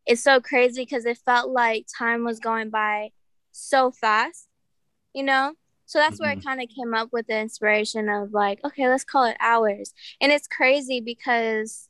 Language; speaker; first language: English; native; English